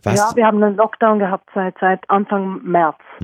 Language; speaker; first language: German; non-native, fluent; Norwegian